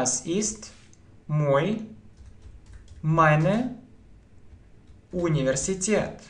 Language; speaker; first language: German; non-native, fluent; Russian